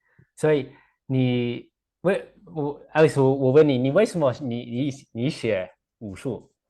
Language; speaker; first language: Chinese; non-native, fluent; English